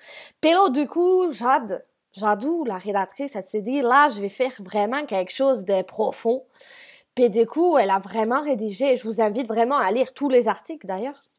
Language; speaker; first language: French; native; French